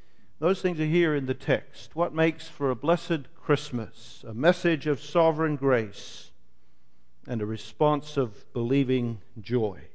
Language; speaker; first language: English; native; English